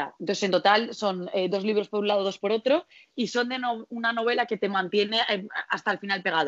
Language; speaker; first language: Spanish; native; Spanish